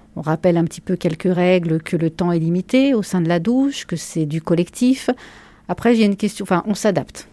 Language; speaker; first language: French; native; French